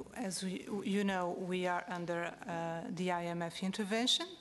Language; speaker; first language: English; non-native, fluent; Portuguese